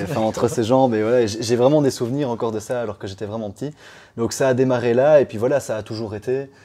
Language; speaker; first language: French; native; French